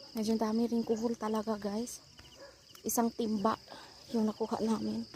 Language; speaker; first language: Filipino; non-native, local second language; Cebuano